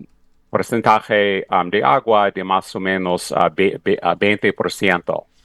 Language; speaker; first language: Spanish; non-native, fluent; English